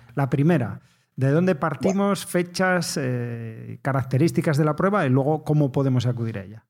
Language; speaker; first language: Spanish; native; Spanish